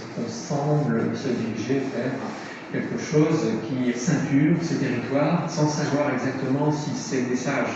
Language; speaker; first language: French; native; French